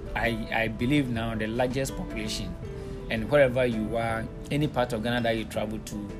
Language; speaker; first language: English; non-native, local second language; Akan